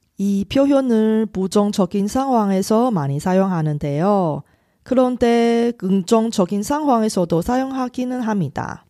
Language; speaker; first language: Korean; non-native, local second language; Chinese